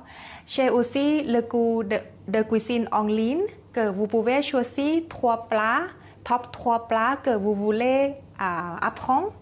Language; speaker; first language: French; non-native, learner; Thai